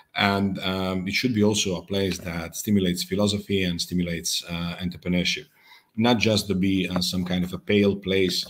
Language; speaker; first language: English; non-native, fluent; Serbian